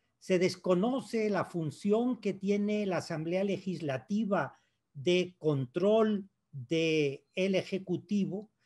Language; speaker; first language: Spanish; native; Spanish